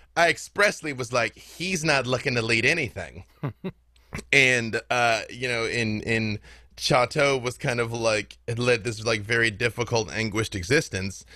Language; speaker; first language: English; native; English